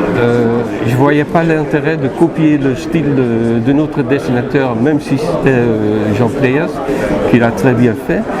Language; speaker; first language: French; non-native, fluent; Dutch